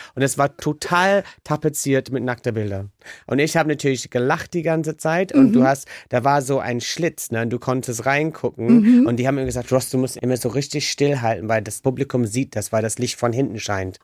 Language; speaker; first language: German; non-native, fluent; English